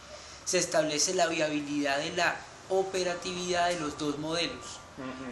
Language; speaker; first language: Spanish; native; Spanish